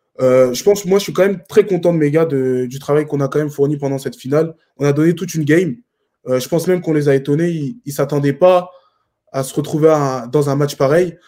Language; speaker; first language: French; native; French